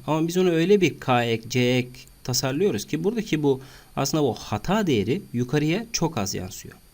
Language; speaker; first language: Turkish; native; Turkish